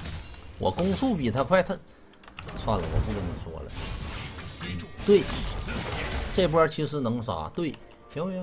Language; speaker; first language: Chinese; native; Chinese